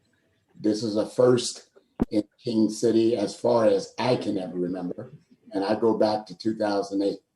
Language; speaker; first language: English; native; English